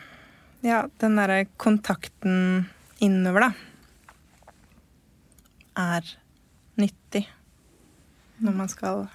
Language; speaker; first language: Norwegian; native; Norwegian